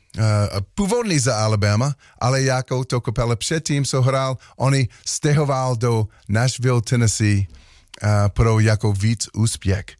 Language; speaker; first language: Czech; non-native, learner; English